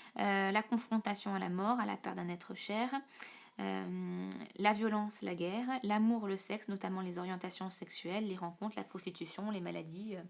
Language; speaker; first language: French; native; French